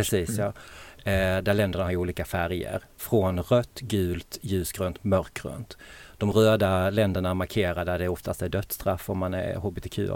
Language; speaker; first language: Swedish; native; Swedish